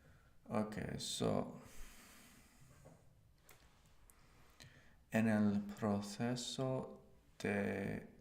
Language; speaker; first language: Spanish; non-native, learner; English